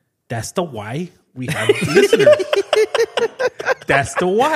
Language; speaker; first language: English; native; English